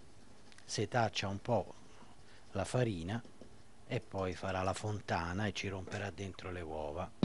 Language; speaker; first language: Italian; native; Italian